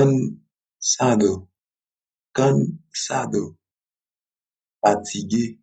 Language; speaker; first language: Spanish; non-native, learner; Haitian Creole